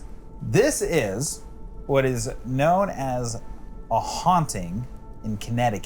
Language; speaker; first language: English; native; English